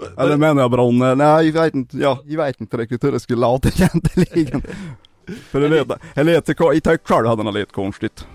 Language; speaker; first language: Swedish; native; Swedish